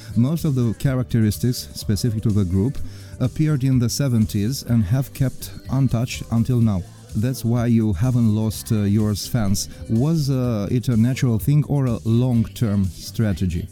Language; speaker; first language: English; non-native, fluent; Romanian